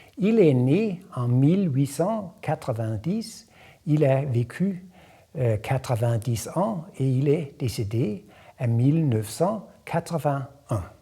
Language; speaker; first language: French; non-native, fluent; Danish